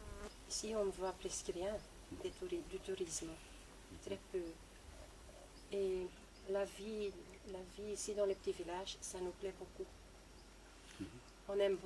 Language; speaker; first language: French; non-native, local second language; Dutch